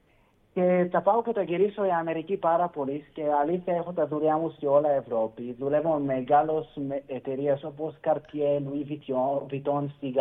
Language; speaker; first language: Greek; early bilingual, heritage; Greek